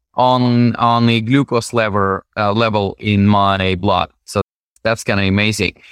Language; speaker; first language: English; non-native, fluent; Russian